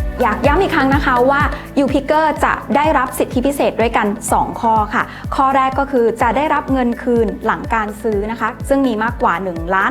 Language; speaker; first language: Thai; native; Thai